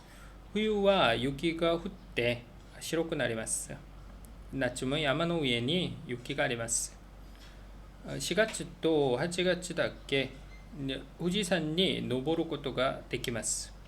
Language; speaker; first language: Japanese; non-native, learner; Korean